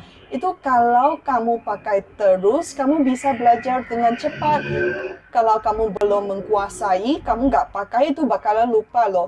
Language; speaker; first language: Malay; non-native, local second language; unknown